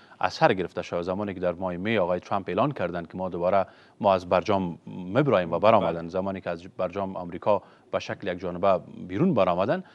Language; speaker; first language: Persian; native; Persian